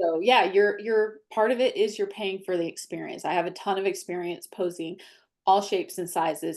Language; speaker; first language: English; native; English